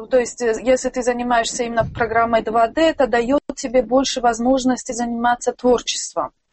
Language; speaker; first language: Russian; non-native, local second language; Tajik